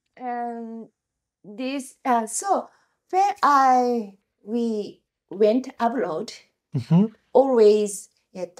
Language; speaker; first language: English; non-native, learner; Japanese